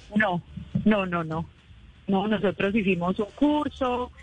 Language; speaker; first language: Spanish; native; Spanish